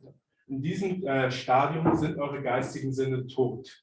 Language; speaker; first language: German; native; German